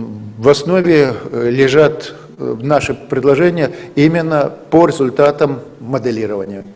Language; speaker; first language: Russian; native; Russian